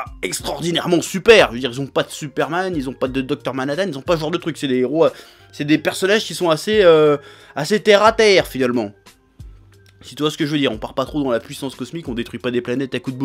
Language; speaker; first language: French; native; French